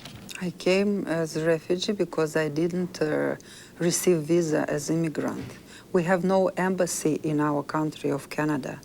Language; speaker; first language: English; non-native, learner; Russian